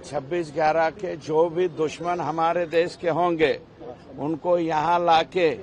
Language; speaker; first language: Hindi; non-native, local second language; Marathi